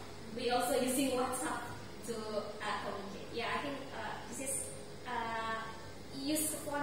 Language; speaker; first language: English; non-native, learner; Indonesian